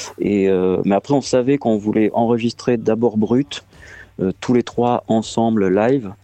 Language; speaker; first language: French; native; French